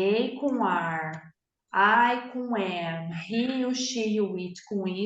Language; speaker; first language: English; non-native, fluent; Portuguese